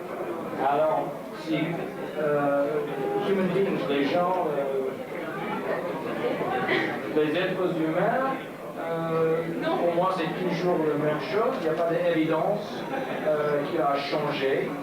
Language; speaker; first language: French; non-native, learner; English